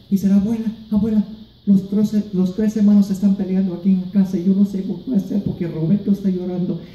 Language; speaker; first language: Spanish; early bilingual, other home language; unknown